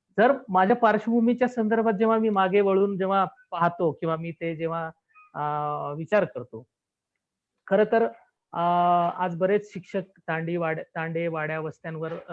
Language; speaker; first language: Marathi; non-native, local second language; Lambadi